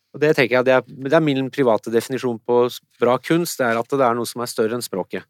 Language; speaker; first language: Norwegian; early bilingual, other home language; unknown